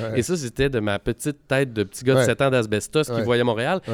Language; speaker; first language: French; native; French